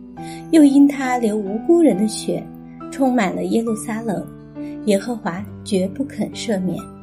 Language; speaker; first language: Chinese; native; Chinese